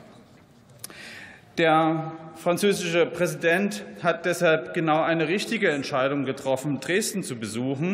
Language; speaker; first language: German; native; German